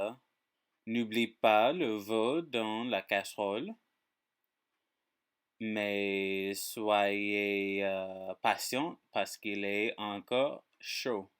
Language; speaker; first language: French; non-native, learner; English